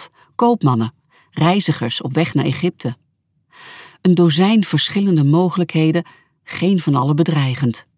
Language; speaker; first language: Dutch; native; Dutch